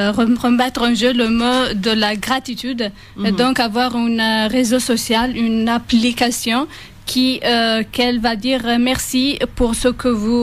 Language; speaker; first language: French; non-native, fluent; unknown